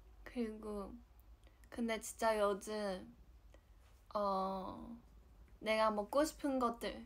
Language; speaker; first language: Korean; non-native, fluent; Chinese